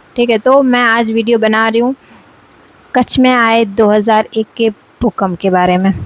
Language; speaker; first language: Hindi; non-native, local second language; Gujarati